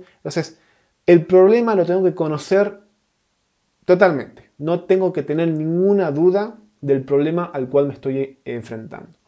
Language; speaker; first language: Spanish; native; Spanish